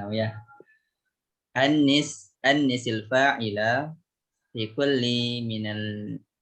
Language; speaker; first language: Arabic; non-native, fluent; Indonesian